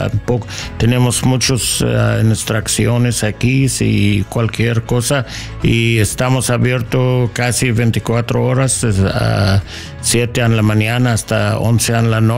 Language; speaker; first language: Spanish; non-native, learner; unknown